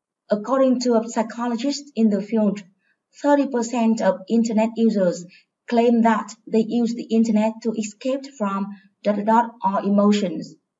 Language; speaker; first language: English; non-native, fluent; Vietnamese